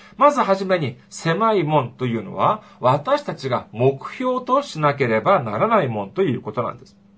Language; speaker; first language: Japanese; non-native, fluent; Korean